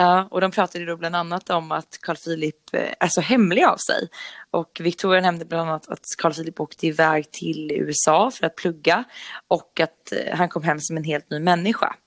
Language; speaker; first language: Swedish; native; Swedish